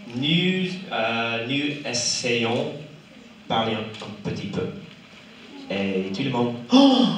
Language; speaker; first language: French; non-native, learner; English